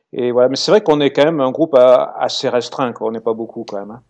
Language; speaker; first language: French; native; French